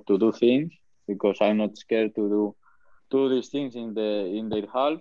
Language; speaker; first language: English; non-native, learner; Spanish